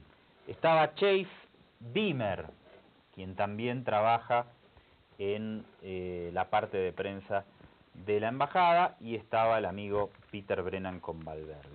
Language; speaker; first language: Spanish; native; Spanish